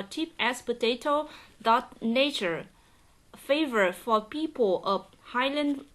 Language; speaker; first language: English; non-native, learner; Vietnamese